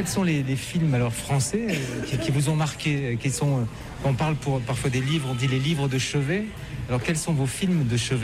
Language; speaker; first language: French; native; French